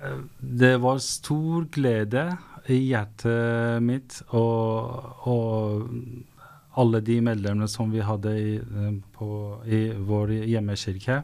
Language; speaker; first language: Norwegian; non-native, fluent; Persian